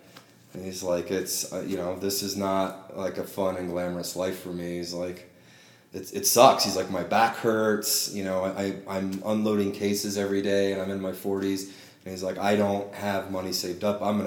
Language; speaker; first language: English; native; English